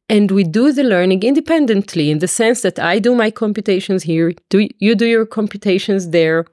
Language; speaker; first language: English; non-native, fluent; Hebrew